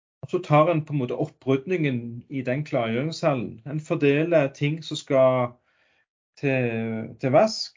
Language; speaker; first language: Norwegian; native; Norwegian